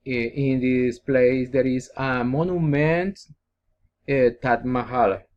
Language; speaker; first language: English; non-native, learner; Spanish